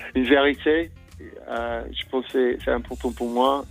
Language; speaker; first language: French; non-native, fluent; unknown